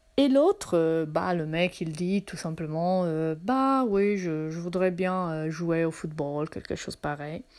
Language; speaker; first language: French; non-native, fluent; Italian